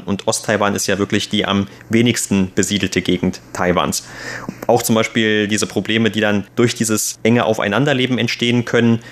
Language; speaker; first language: German; native; German